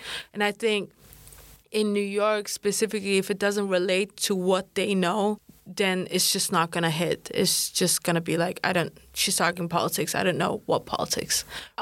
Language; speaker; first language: English; non-native, fluent; Kurdish